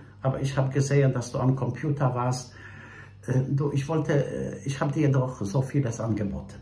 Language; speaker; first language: German; non-native, fluent; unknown